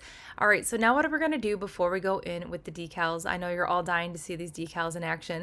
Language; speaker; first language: English; native; English